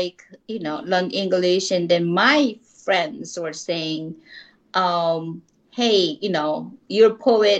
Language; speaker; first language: English; non-native, fluent; Korean